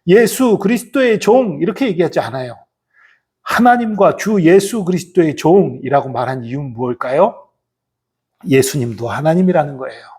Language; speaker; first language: Korean; native; Korean